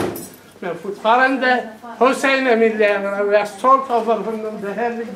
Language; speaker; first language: Swedish; non-native, fluent; Arabic